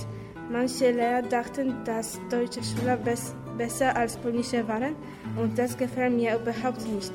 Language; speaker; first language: German; non-native, fluent; Polish